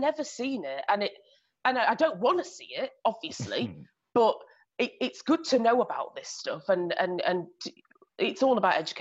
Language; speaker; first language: English; native; English